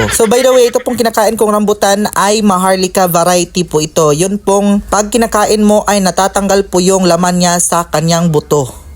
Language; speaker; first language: Filipino; non-native, local second language; Cebuano